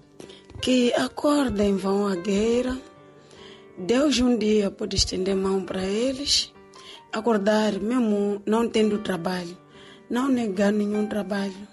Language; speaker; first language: Portuguese; non-native, local second language; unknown